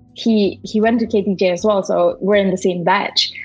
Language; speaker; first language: English; non-native, fluent; Malay